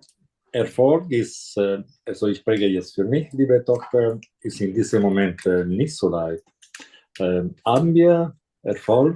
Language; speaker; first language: German; non-native, fluent; Italian